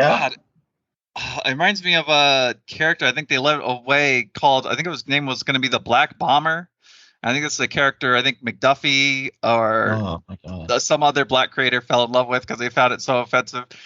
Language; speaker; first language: English; native; English